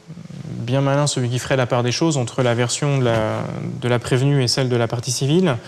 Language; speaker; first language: French; native; French